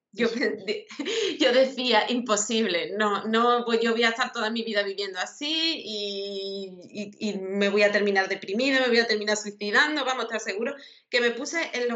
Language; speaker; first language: Spanish; native; Spanish